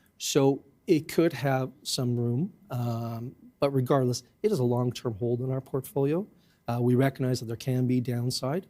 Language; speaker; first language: English; native; English